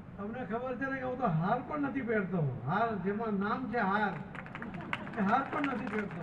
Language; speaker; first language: Gujarati; non-native, local second language; Marathi